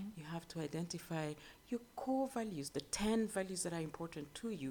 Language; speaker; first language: English; non-native, local second language; Luo (Kenya and Tanzania)